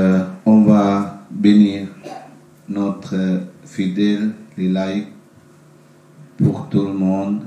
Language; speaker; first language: French; non-native, learner; Sinhala